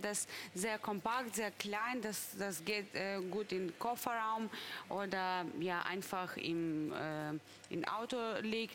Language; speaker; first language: German; non-native, fluent; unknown